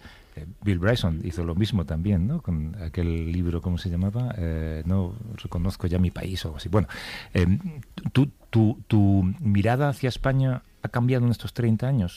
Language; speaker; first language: Spanish; native; Spanish